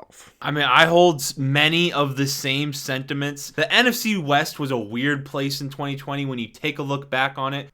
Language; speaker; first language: English; native; English